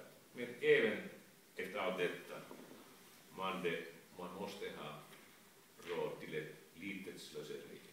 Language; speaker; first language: Swedish; non-native, local second language; Finnish